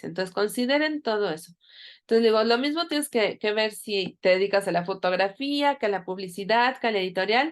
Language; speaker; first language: Spanish; native; Spanish